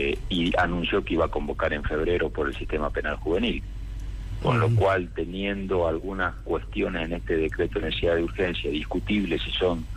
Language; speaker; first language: Spanish; native; Spanish